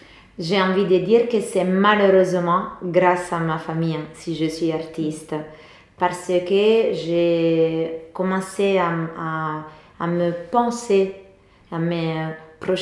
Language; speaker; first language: French; non-native, fluent; Italian